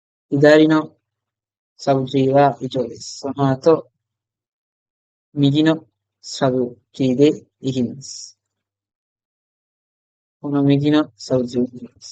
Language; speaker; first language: Japanese; non-native, fluent; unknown